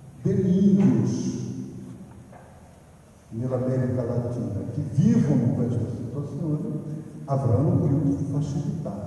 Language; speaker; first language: Italian; non-native, fluent; Portuguese